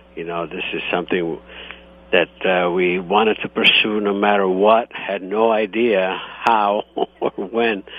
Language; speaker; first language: English; non-native, fluent; Croatian